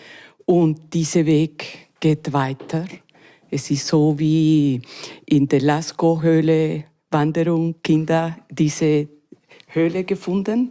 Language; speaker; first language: German; non-native, learner; Spanish